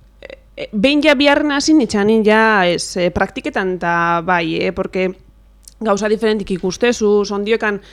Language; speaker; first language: Basque; native; Basque